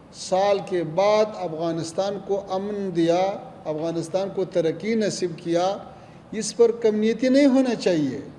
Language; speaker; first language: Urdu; non-native, fluent; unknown